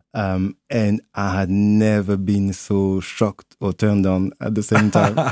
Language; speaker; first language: English; non-native, fluent; French